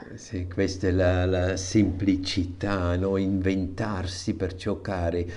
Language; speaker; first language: Italian; non-native, fluent; German